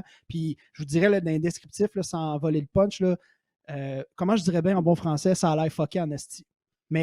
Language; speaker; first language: French; native; French